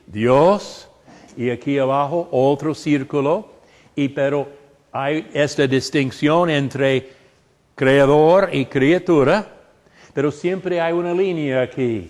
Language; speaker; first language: Spanish; non-native, fluent; English